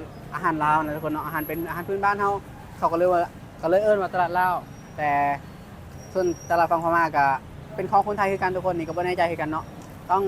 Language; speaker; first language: Thai; non-native, local second language; Northeastern Thai